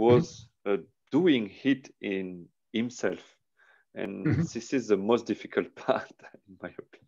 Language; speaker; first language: English; non-native, learner; French